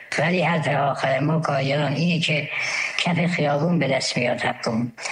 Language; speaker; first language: Persian; non-native, local second language; Azerbaijani